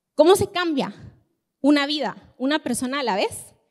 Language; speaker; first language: Spanish; native; Spanish